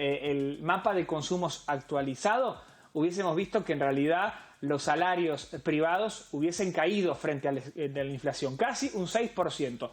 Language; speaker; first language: Spanish; native; Spanish